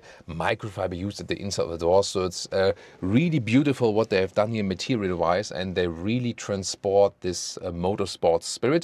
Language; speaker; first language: English; non-native, fluent; German